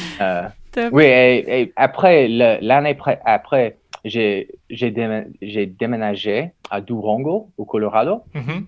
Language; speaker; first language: French; non-native, learner; English